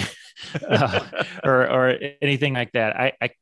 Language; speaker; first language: English; native; English